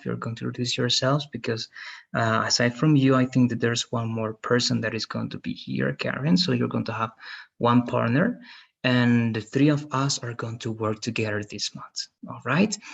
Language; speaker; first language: English; non-native, fluent; Spanish